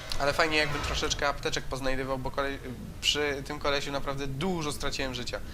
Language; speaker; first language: Polish; native; Polish